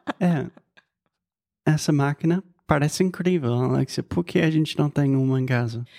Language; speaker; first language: Portuguese; non-native, fluent; English